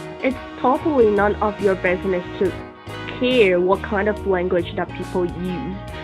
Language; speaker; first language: English; non-native, fluent; Chinese